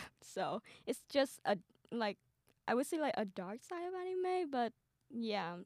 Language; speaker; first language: English; non-native, fluent; Vietnamese